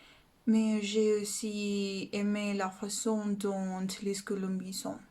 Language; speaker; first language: French; non-native, learner; Spanish